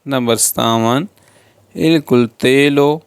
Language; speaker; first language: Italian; non-native, fluent; Urdu